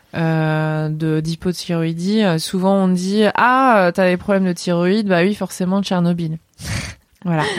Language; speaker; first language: French; native; French